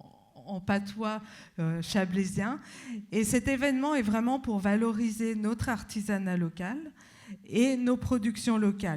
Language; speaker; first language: French; native; French